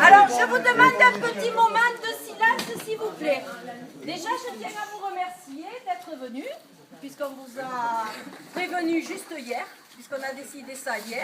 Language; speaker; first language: French; native; French